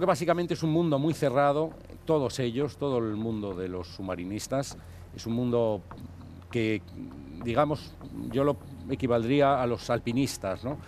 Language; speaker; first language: Spanish; native; Spanish